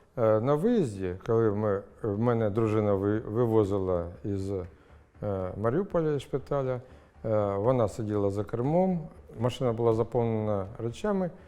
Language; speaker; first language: Ukrainian; non-native, local second language; Russian